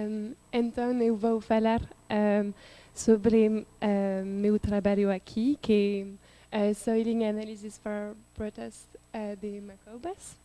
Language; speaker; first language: Portuguese; non-native, learner; French